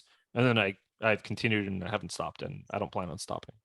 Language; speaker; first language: English; native; English